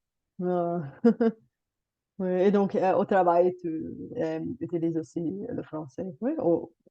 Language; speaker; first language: French; non-native, fluent; Bulgarian